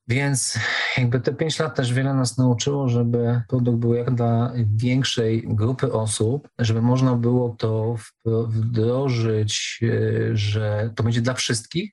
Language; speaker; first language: Polish; native; Polish